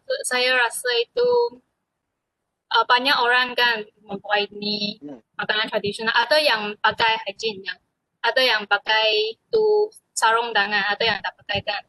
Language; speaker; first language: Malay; non-native, local second language; Chinese